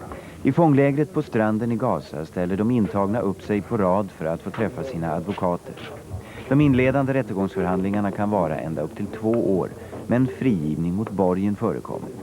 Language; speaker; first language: Swedish; native; Swedish